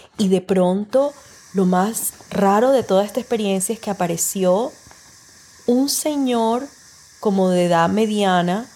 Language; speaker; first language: Spanish; early bilingual, heritage; Spanish